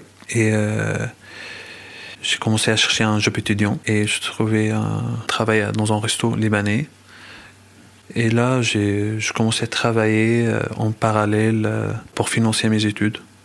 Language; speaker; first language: French; non-native, fluent; Arabic